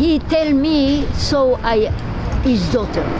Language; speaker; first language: English; non-native, learner; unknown